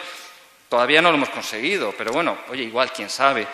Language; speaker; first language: Spanish; native; Spanish